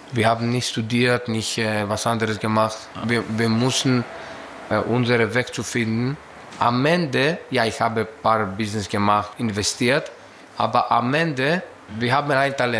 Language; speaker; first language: German; non-native, learner; Greek